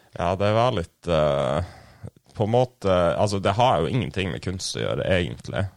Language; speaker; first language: Norwegian; native; Norwegian